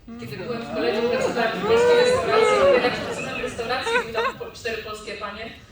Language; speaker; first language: Polish; native; Polish